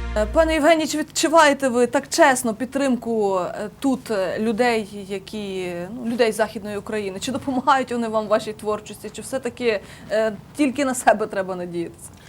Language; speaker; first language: Ukrainian; native; Ukrainian